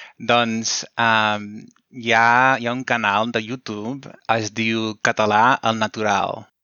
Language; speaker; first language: Catalan; non-native, fluent; English